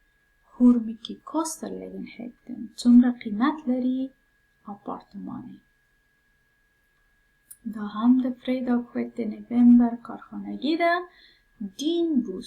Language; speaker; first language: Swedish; non-native, fluent; Pashto